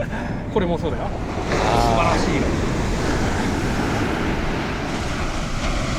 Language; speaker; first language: Japanese; native; Japanese